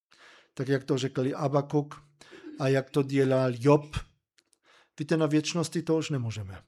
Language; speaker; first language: Czech; non-native, fluent; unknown